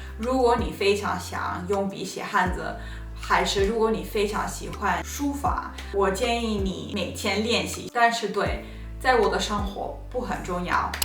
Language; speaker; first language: Chinese; non-native, learner; Spanish